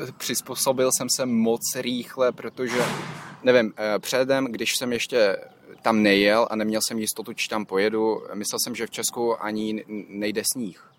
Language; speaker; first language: Czech; non-native, fluent; Ukrainian